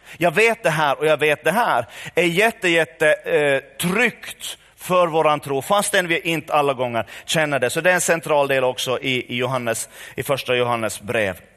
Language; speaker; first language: Swedish; native; Swedish